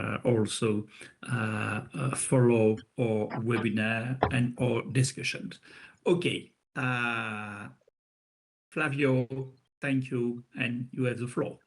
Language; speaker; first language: English; non-native, fluent; French